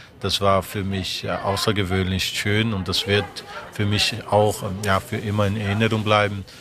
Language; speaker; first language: German; non-native, fluent; Portuguese